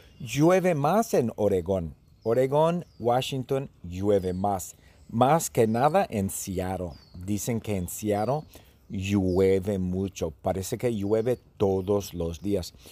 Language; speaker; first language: Spanish; early bilingual, heritage; Spanish